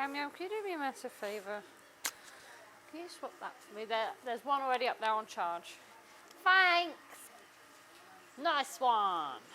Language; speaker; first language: English; native; English